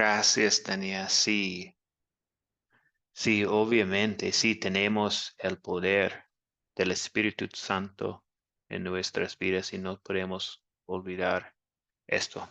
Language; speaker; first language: Spanish; non-native, fluent; English